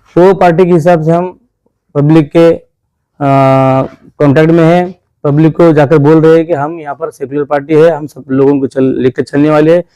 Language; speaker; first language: Hindi; non-native, local second language; Marathi